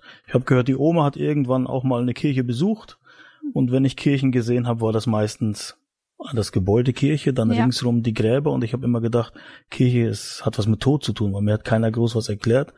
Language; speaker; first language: German; native; German